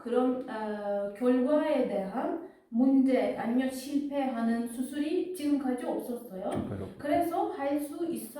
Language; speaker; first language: Korean; non-native, fluent; Turkish